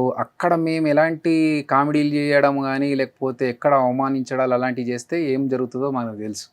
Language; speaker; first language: Telugu; native; Telugu